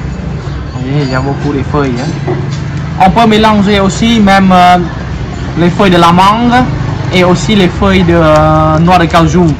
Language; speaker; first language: French; non-native, fluent; Khmer